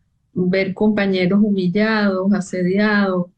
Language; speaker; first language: Spanish; native; Spanish